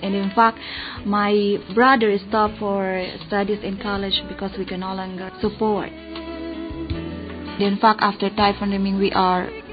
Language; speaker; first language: English; non-native, local second language; Bikol